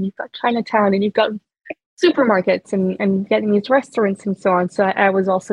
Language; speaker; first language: English; non-native, fluent; French